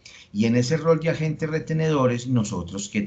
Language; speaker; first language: Spanish; native; Spanish